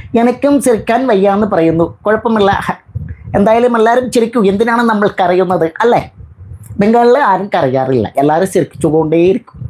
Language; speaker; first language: Malayalam; non-native, learner; Bangla